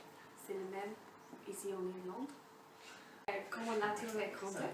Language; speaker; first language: French; non-native, learner; English